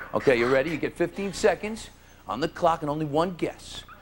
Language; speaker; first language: English; native; English